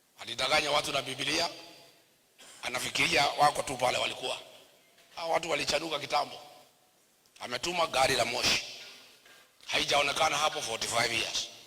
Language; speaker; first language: Swahili; non-native, local second language; Kikuyu